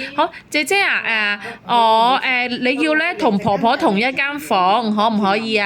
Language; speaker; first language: Cantonese; native; Cantonese